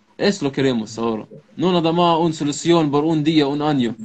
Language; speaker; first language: Spanish; non-native, learner; Arabic